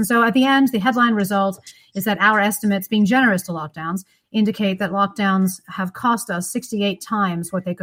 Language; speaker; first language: English; native; English